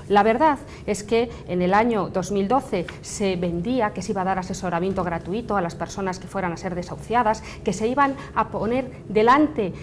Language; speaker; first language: Spanish; native; Spanish